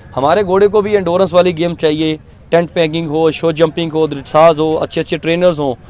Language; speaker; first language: Hindi; native; Hindi